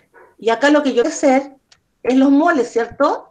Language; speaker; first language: Spanish; native; Spanish